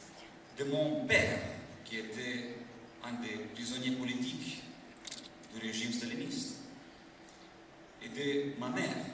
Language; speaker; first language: French; non-native, fluent; Lithuanian